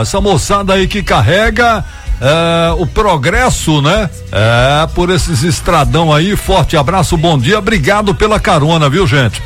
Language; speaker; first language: Portuguese; native; Portuguese